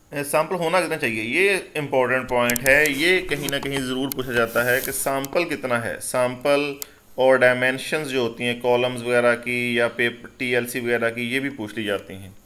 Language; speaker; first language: Urdu; non-native, local second language; Punjabi